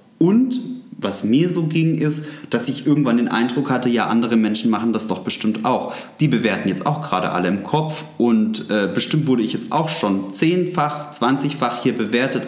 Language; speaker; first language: German; native; German